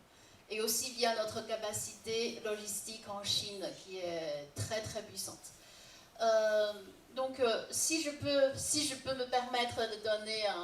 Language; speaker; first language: French; non-native, fluent; Chinese